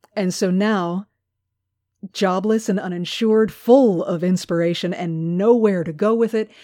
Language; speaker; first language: English; native; English